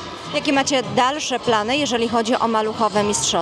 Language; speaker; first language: Polish; native; Polish